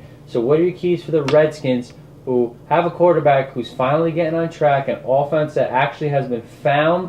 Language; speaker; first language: English; native; English